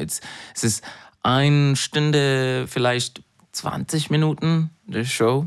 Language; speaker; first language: German; non-native, learner; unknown